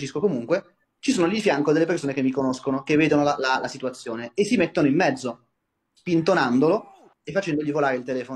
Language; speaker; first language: Italian; native; Italian